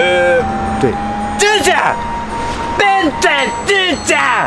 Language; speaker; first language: Chinese; non-native, fluent; Japanese